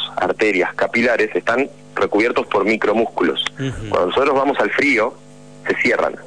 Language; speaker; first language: Spanish; native; Spanish